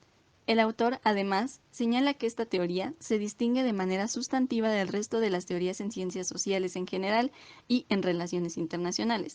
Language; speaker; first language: Spanish; native; Spanish